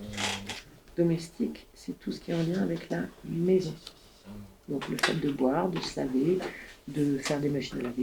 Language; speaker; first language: French; native; French